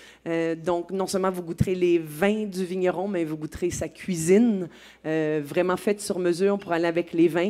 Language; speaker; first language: French; native; French